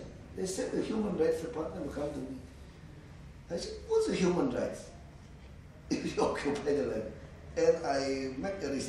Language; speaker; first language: English; non-native, learner; Indonesian